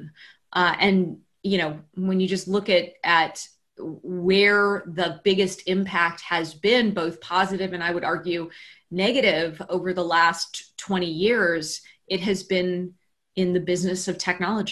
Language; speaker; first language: English; native; English